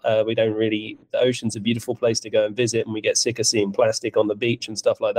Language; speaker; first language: English; native; English